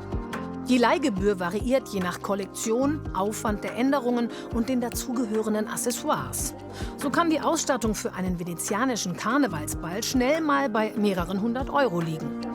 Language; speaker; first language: German; native; German